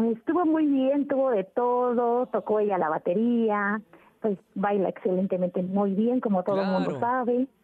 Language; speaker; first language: Spanish; non-native, fluent; Turkish